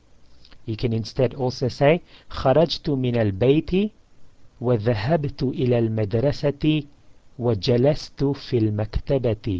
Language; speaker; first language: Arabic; non-native, fluent; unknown